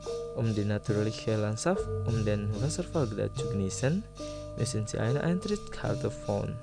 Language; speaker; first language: German; non-native, fluent; Indonesian